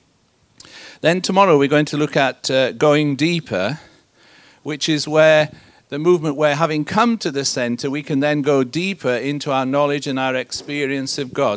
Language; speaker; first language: English; native; English